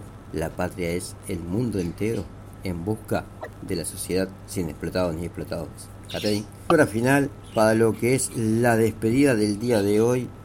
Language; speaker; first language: Spanish; native; Spanish